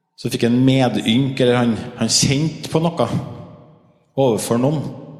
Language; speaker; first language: Norwegian; native; Norwegian